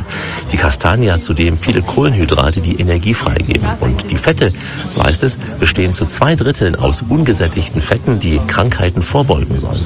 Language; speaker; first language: German; native; German